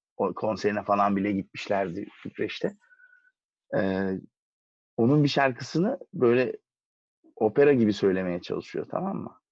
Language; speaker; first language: Turkish; native; Turkish